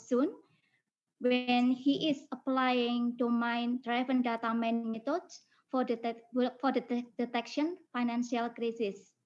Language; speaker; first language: English; non-native, fluent; Indonesian